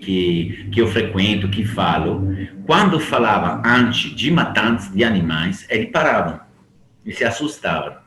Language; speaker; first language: Portuguese; non-native, fluent; Italian